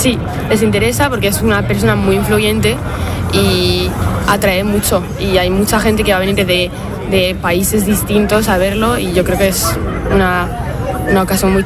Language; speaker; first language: Spanish; non-native, fluent; French